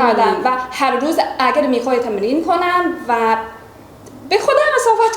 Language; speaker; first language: Persian; non-native, learner; Chinese